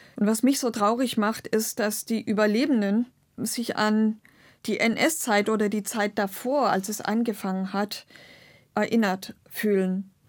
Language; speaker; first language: German; non-native, local second language; Romany